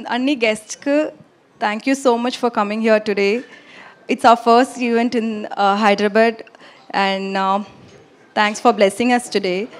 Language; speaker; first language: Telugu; non-native, learner; Tamil